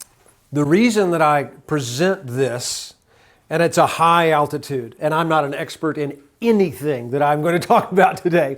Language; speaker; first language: English; native; English